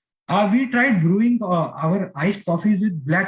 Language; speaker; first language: English; non-native, local second language; Hindi